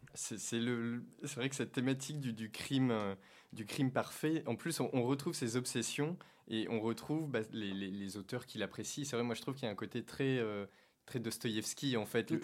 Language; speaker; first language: French; native; French